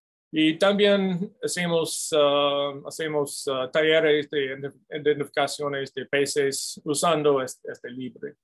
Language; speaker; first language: Spanish; non-native, fluent; English